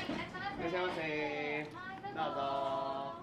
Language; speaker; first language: Japanese; native; Japanese